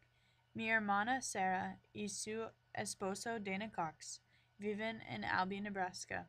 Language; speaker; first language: Spanish; non-native, learner; English